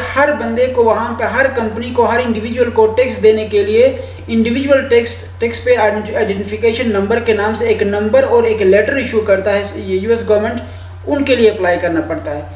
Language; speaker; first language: Urdu; non-native, local second language; Shina